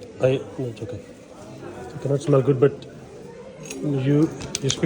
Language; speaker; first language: English; non-native, learner; Urdu